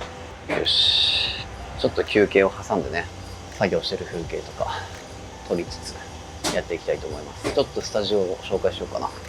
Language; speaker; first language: Japanese; native; Japanese